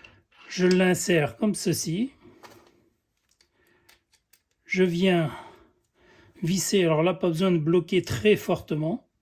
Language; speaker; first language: French; native; French